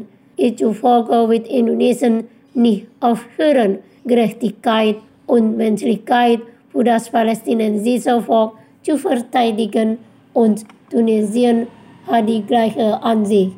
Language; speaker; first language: German; non-native, fluent; Indonesian